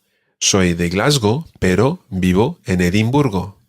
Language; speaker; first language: Spanish; non-native, fluent; English